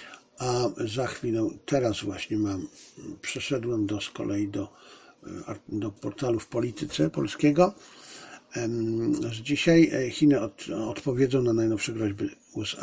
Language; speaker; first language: Polish; native; Polish